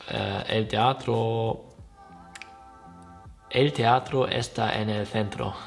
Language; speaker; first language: Spanish; non-native, learner; German